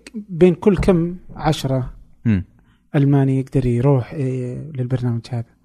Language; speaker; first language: Arabic; native; Arabic